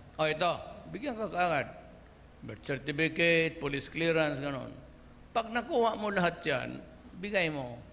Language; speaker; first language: Filipino; non-native, local second language; Cebuano